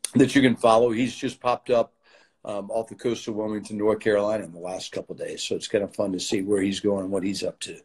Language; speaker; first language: English; native; English